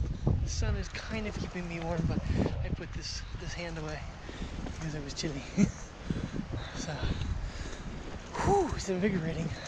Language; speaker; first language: English; native; English